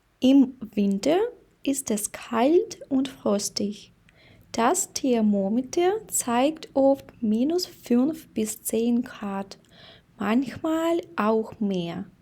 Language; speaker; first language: German; non-native, fluent; Ukrainian